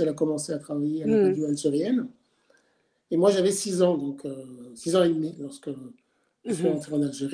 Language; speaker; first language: French; native; French